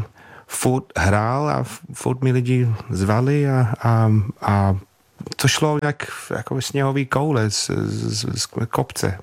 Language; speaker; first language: Czech; non-native, fluent; English